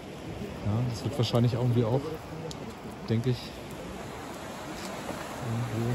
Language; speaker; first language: German; native; German